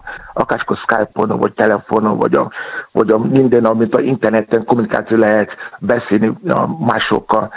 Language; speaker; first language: Hungarian; non-native, learner; Yoruba